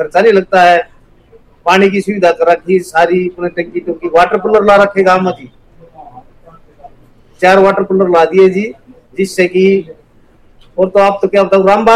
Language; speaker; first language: Hindi; native; Hindi